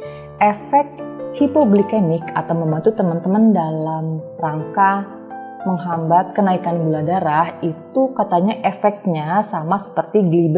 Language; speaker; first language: Indonesian; native; Indonesian